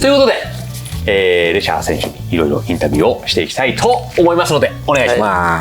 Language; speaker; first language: Japanese; native; Japanese